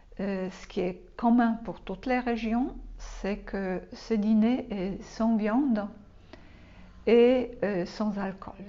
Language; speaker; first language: French; non-native, fluent; Polish